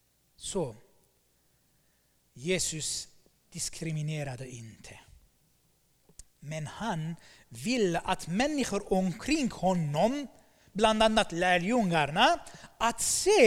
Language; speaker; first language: Swedish; non-native, fluent; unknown